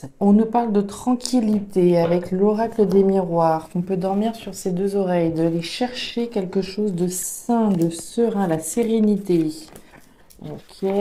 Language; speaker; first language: French; native; French